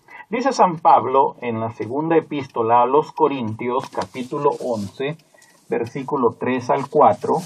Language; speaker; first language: Spanish; native; Spanish